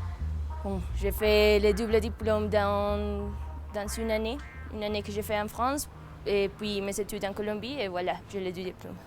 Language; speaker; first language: French; non-native, fluent; Spanish